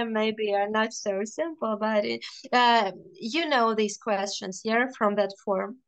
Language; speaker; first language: English; non-native, fluent; Russian